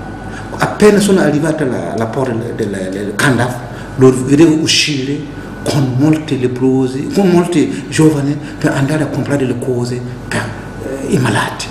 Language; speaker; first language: Italian; non-native, fluent; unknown